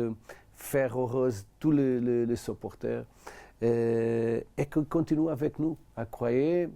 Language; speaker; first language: French; non-native, learner; Portuguese